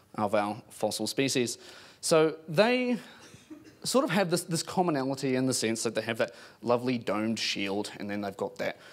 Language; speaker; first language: English; native; English